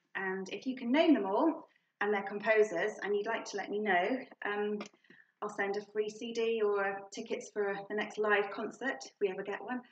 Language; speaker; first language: English; native; English